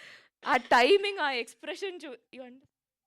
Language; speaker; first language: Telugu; non-native, local second language; Malayalam